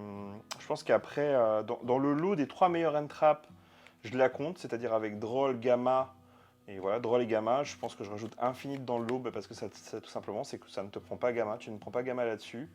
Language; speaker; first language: French; native; French